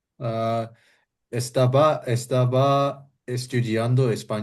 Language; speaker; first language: Spanish; non-native, learner; English